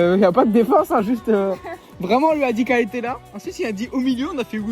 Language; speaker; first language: French; native; French